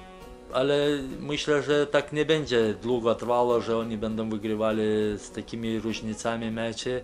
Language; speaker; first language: Polish; non-native, fluent; Lithuanian